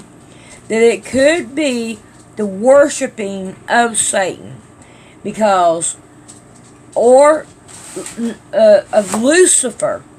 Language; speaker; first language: English; native; English